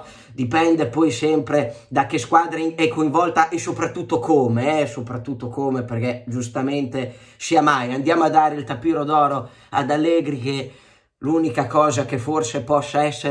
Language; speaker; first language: Italian; native; Italian